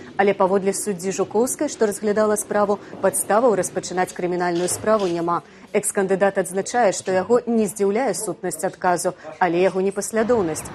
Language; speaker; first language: Belarusian; native; Belarusian